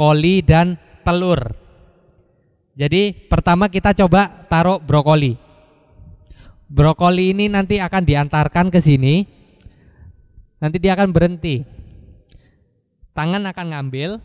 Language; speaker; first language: Indonesian; native; Indonesian